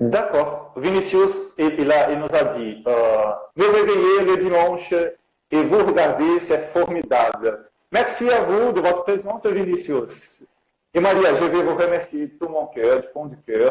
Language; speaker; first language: French; non-native, fluent; Portuguese